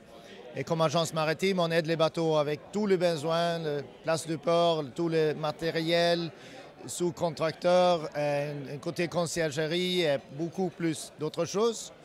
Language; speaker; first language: French; non-native, fluent; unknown